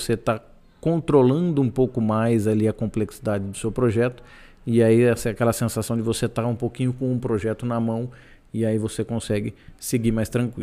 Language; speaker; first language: Portuguese; native; Portuguese